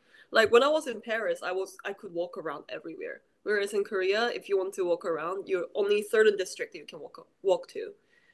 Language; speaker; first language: English; early bilingual, other home language; Korean